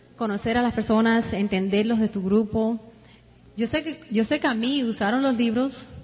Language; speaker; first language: Spanish; early bilingual, heritage; Spanish